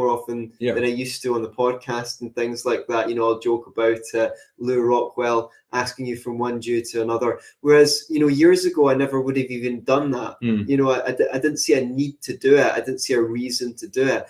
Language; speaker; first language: English; native; English